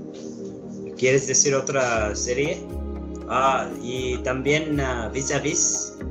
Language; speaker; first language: Spanish; non-native, learner; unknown